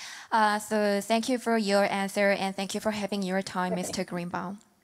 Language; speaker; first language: English; non-native, fluent; Korean